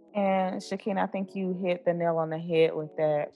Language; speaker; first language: English; native; English